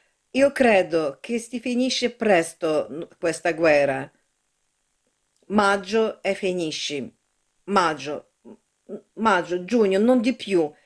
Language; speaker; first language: Italian; non-native, learner; Ukrainian